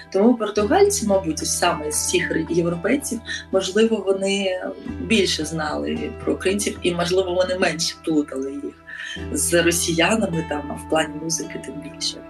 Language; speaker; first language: Ukrainian; native; Ukrainian